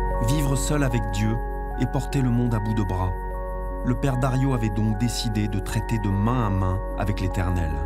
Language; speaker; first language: French; native; French